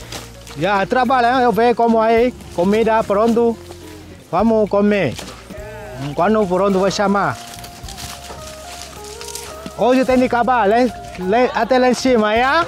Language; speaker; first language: Portuguese; non-native, learner; Vietnamese